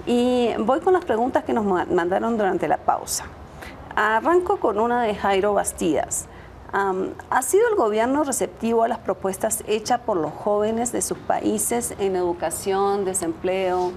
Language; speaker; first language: Spanish; native; Spanish